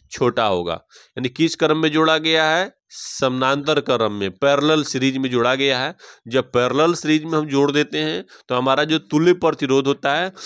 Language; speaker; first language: Hindi; native; Hindi